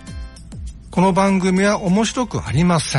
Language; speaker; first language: Japanese; native; Japanese